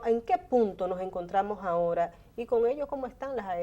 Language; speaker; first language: Spanish; native; Spanish